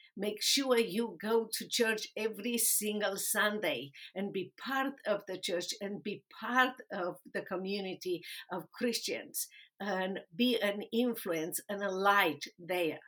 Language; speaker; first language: English; non-native, fluent; Romanian